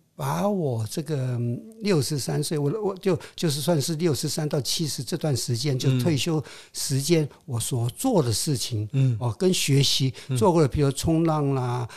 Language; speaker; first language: Chinese; non-native, local second language; Min Nan Chinese